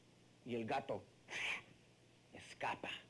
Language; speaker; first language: Spanish; non-native, fluent; English